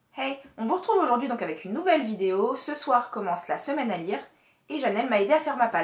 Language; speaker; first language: French; native; French